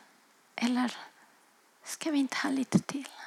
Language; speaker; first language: Swedish; non-native, fluent; Spanish